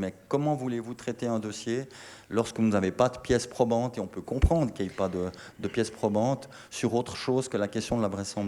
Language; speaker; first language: French; native; French